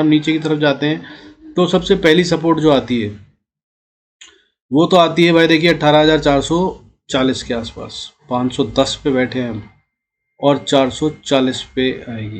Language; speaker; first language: Hindi; native; Hindi